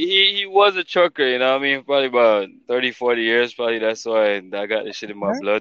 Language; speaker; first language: English; non-native, local second language; Jamaican Creole English